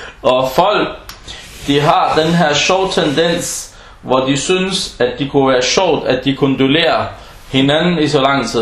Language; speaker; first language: Danish; non-native, fluent; Arabic